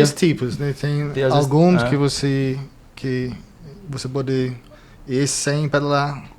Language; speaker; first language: Portuguese; non-native, fluent; English